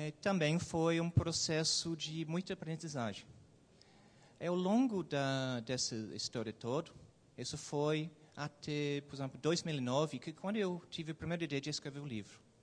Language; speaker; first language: Portuguese; non-native, fluent; English